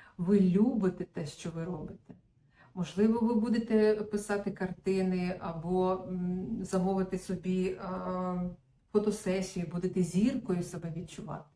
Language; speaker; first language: Ukrainian; non-native, local second language; Russian